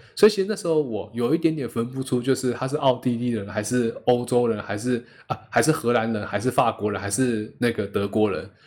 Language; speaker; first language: Chinese; native; Chinese